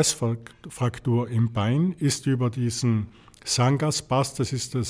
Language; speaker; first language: German; native; German